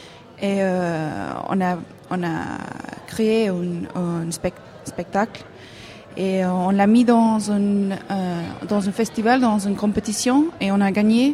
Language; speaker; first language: French; non-native, fluent; Hebrew